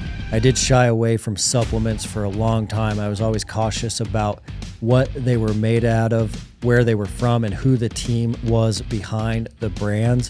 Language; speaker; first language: English; native; English